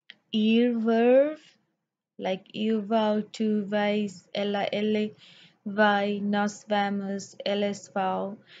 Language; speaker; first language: Portuguese; non-native, learner; Nepali